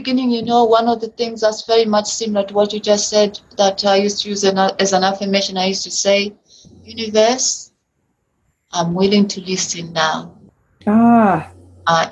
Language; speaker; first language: English; native; English